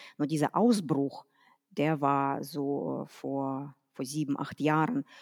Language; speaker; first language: German; non-native, fluent; Russian